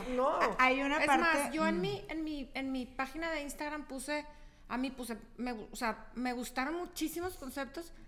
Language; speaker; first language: Spanish; native; Spanish